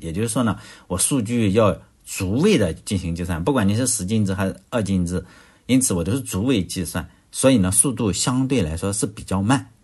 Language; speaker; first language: Chinese; native; Chinese